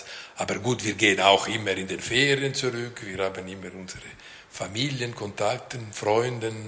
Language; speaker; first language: German; non-native, local second language; French